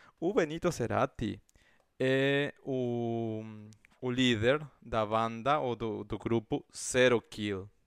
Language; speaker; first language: Portuguese; non-native, fluent; Spanish